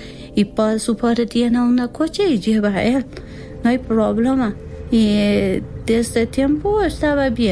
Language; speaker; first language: Spanish; non-native, learner; Persian